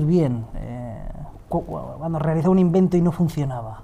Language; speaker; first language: Spanish; native; Spanish